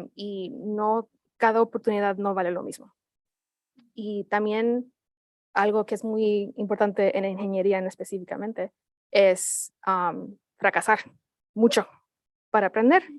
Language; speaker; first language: Spanish; early bilingual, heritage; Spanish